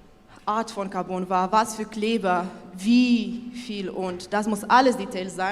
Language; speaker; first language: German; non-native, local second language; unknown